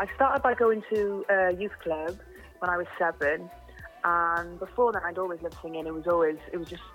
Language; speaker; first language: English; native; English